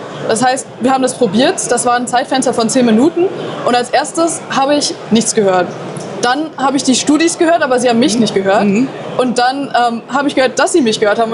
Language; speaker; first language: German; native; German